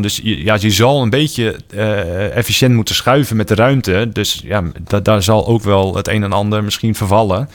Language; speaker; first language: Dutch; native; Dutch